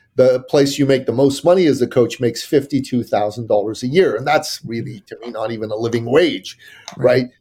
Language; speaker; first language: English; early bilingual, other home language; Persian